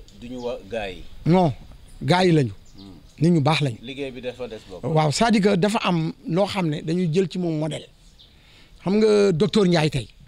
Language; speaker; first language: Wolof; non-native, local second language; Fula